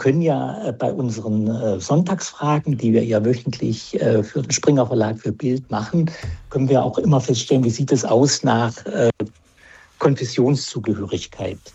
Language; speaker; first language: German; native; German